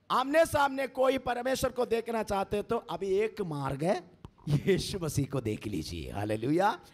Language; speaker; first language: Hindi; non-native, local second language; Malayalam